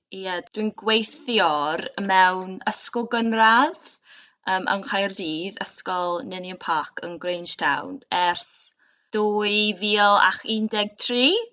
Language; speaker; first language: Welsh; non-native, local second language; English